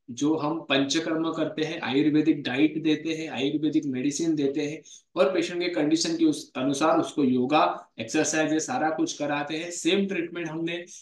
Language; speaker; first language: Hindi; non-native, local second language; Marathi